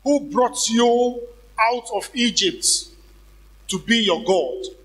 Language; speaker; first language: English; non-native, local second language; Yoruba